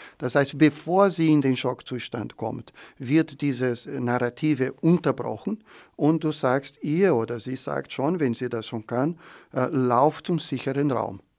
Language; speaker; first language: German; non-native, fluent; Portuguese